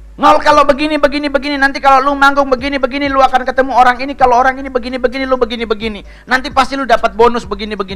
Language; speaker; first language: Indonesian; native; Indonesian